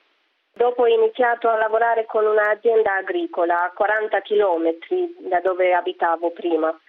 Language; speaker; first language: Italian; non-native, fluent; Romanian